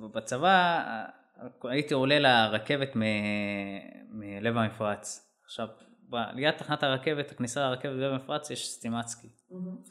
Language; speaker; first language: Hebrew; non-native, local second language; Arabic